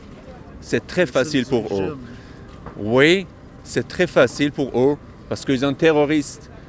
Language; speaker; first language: French; non-native, learner; Persian